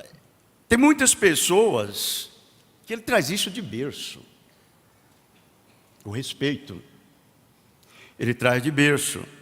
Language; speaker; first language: Portuguese; native; Portuguese